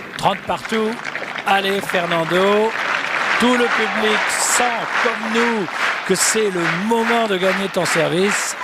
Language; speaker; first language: French; native; French